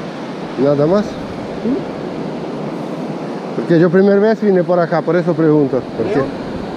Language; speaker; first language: Spanish; non-native, fluent; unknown